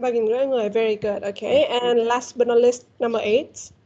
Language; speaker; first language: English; non-native, fluent; Vietnamese